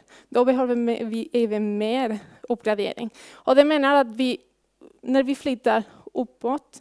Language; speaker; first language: Swedish; non-native, fluent; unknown